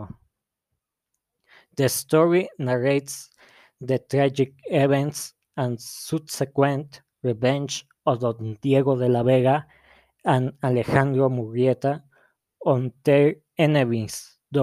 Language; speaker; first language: English; non-native, learner; Spanish